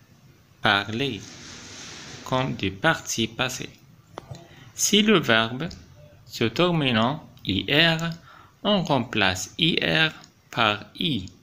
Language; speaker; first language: French; non-native, fluent; Arabic